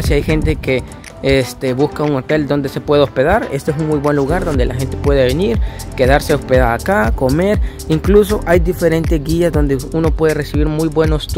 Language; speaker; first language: Spanish; native; Spanish